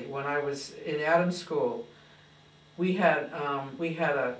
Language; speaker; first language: English; native; English